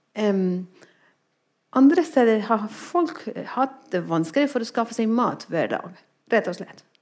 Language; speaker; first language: Norwegian; non-native, fluent; Spanish